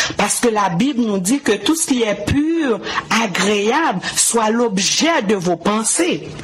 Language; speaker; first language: French; non-native, local second language; Haitian Creole